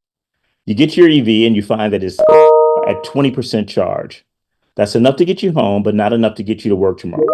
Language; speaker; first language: English; native; English